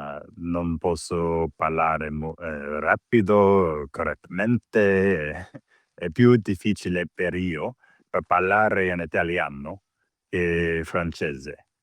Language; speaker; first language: Italian; non-native, learner; English